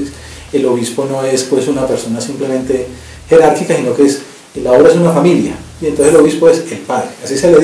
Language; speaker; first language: Spanish; native; Spanish